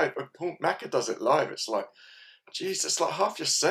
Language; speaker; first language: English; native; English